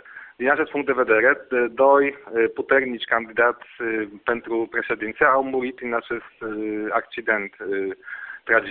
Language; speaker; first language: Romanian; non-native, fluent; Polish